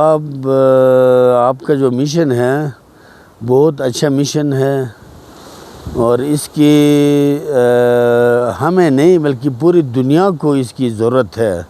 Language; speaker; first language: Urdu; non-native, local second language; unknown